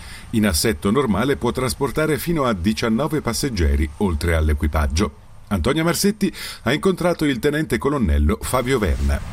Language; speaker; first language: Italian; native; Italian